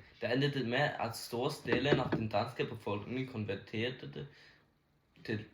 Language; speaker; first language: Danish; non-native, learner; Icelandic